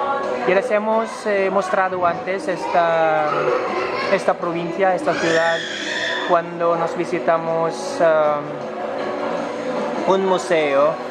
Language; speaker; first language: Spanish; non-native, fluent; Filipino